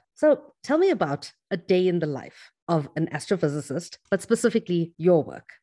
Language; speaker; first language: English; native; English